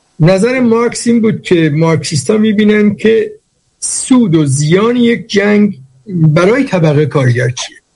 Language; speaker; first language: Persian; native; Persian